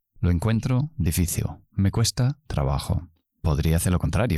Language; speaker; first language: Spanish; non-native, fluent; English